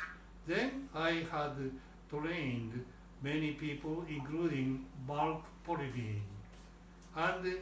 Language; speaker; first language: English; non-native, learner; Japanese